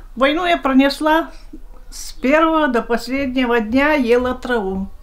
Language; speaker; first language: Russian; native; Russian